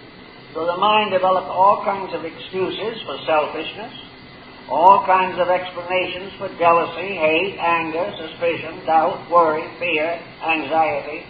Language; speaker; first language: English; native; English